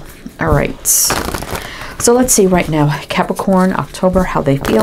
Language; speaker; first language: English; native; English